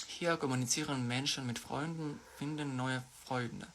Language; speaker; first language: German; non-native, fluent; Ukrainian